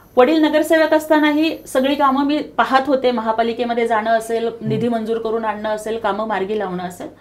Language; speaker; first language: Marathi; non-native, local second language; Telugu